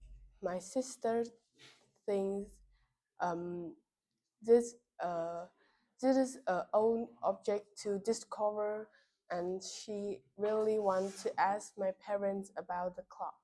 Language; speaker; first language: English; non-native, learner; Vietnamese